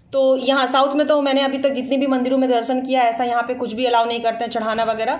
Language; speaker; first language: Hindi; native; Hindi